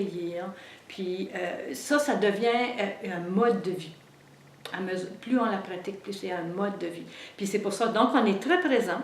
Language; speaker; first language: French; native; French